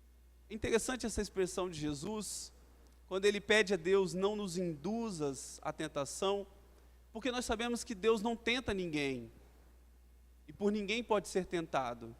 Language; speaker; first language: Portuguese; native; Portuguese